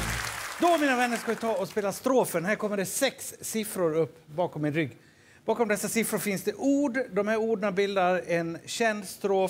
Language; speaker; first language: Swedish; native; Swedish